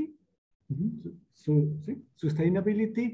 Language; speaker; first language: English; non-native, learner; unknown